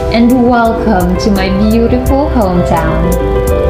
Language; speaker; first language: English; non-native, local second language; Cebuano